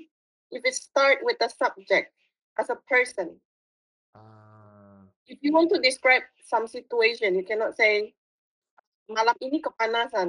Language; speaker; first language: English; non-native, fluent; Indonesian